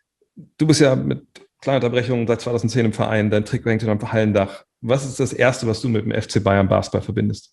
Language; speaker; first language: German; native; German